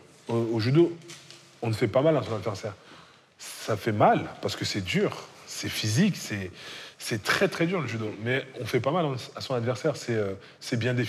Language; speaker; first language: French; native; French